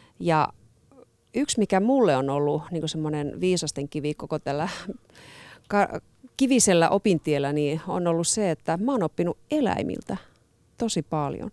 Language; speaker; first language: Finnish; native; Finnish